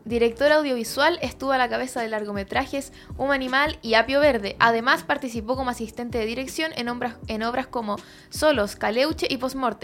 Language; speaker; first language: Spanish; native; Spanish